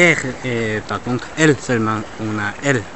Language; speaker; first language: French; non-native, learner; Korean